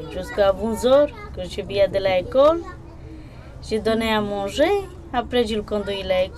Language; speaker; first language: French; non-native, learner; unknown